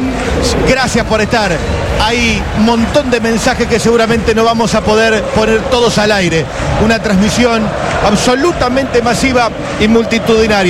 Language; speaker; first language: Spanish; native; Spanish